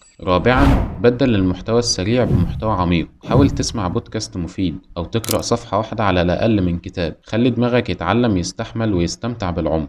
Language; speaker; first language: Arabic; native; Arabic